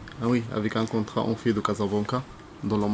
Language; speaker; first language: French; non-native, learner; Arabic